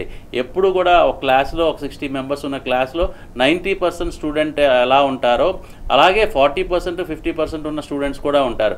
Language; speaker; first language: Telugu; native; Telugu